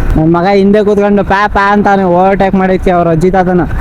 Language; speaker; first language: Kannada; non-native, local second language; Marathi